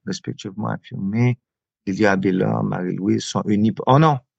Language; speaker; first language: French; non-native, local second language; Haitian Creole